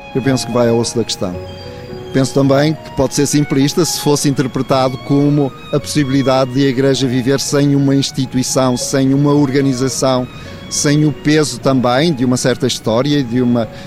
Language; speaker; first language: Portuguese; native; Portuguese